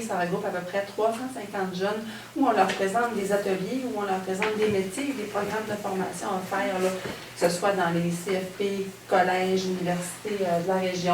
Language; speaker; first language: French; native; French